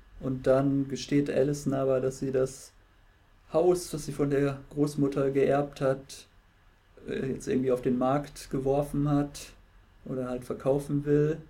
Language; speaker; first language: German; native; German